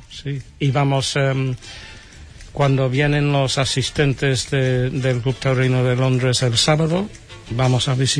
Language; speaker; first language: Spanish; non-native, fluent; English